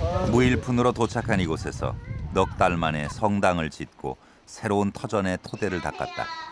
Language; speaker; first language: Korean; native; Korean